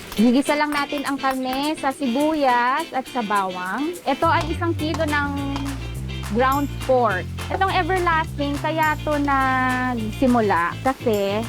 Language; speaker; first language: Filipino; native; Filipino